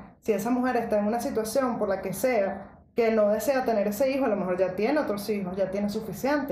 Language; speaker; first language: Spanish; native; Spanish